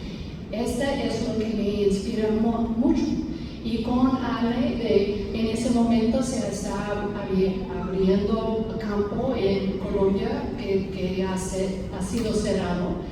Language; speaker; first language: Spanish; non-native, fluent; English